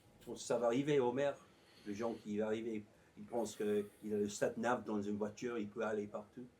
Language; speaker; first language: French; non-native, learner; English